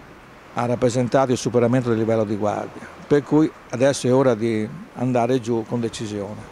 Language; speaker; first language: Italian; native; Italian